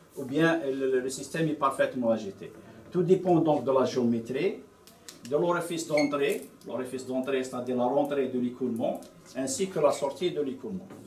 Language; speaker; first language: French; non-native, local second language; Arabic